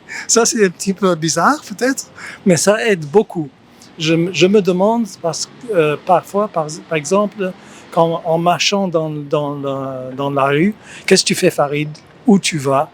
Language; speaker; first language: French; early bilingual, heritage; English